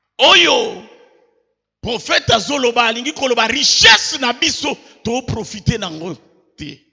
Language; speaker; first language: Lingala; native; Lingala